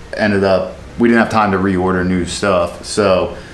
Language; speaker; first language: English; native; English